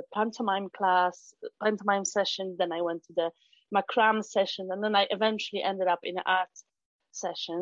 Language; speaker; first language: English; non-native, fluent; Polish